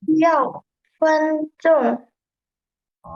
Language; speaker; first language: Chinese; non-native, learner; Indonesian